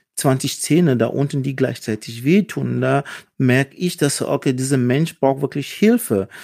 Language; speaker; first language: German; non-native, fluent; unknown